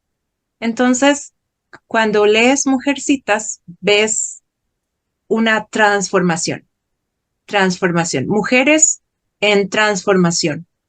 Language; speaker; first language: Spanish; non-native, fluent; Portuguese